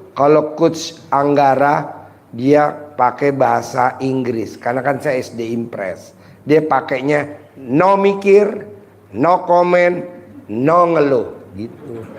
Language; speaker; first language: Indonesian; native; Indonesian